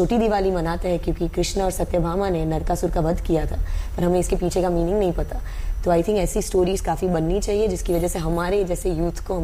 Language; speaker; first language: Hindi; non-native, local second language; Gujarati